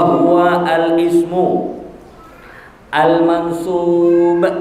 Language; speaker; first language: Arabic; non-native, fluent; Indonesian